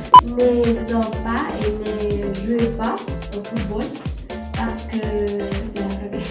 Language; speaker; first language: French; non-native, learner; Spanish